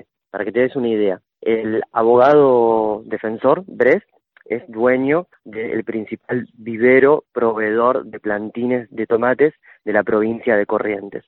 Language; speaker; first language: Spanish; native; Spanish